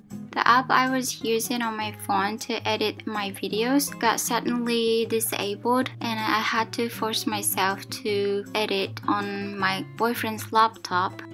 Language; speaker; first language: English; non-native, fluent; Japanese